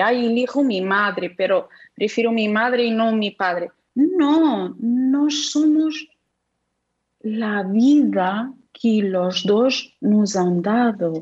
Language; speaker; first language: Spanish; non-native, fluent; Portuguese